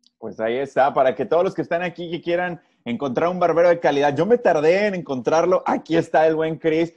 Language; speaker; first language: Spanish; native; Spanish